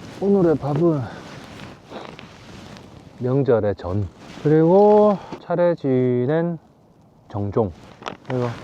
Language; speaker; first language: Korean; native; Korean